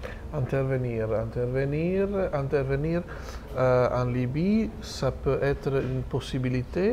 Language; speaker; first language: French; non-native, fluent; Italian